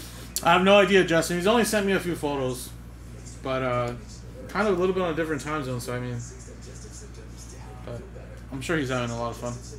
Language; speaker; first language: English; native; English